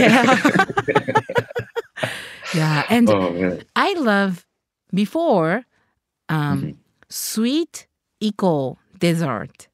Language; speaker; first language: English; non-native, learner; Japanese